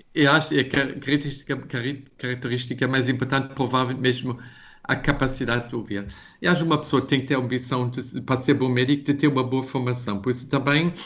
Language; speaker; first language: Portuguese; non-native, fluent; German